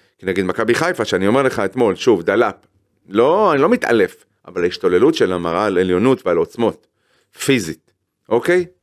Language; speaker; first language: Hebrew; native; Hebrew